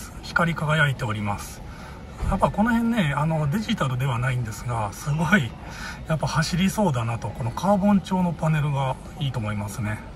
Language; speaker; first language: Japanese; native; Japanese